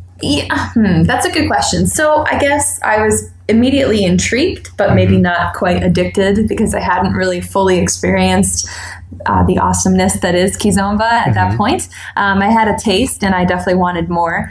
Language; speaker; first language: English; native; English